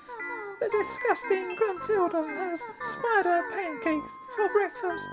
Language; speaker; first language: English; native; English